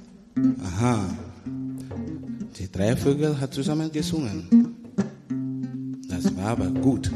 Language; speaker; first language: German; non-native, learner; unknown